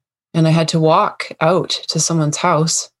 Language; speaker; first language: English; native; English